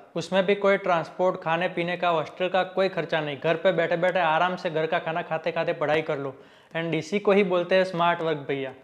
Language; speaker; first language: Hindi; non-native, local second language; Gujarati